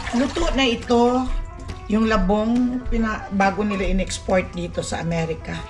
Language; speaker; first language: Filipino; non-native, local second language; Cebuano